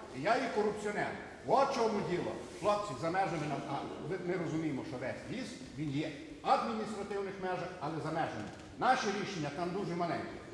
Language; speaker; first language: Ukrainian; native; Ukrainian